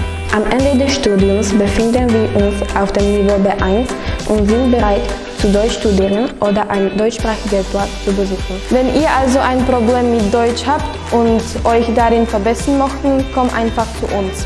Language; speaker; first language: German; non-native, learner; Slovak